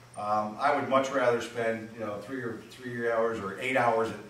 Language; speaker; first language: English; native; English